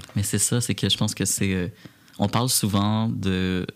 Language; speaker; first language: French; native; French